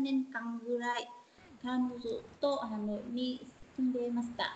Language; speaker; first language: Japanese; non-native, learner; Vietnamese